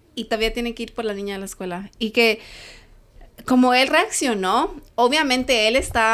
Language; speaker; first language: Spanish; early bilingual, other home language; English